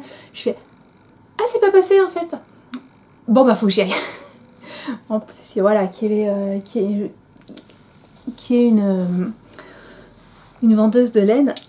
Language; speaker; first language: French; native; French